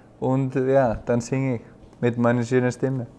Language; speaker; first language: German; non-native, fluent; Icelandic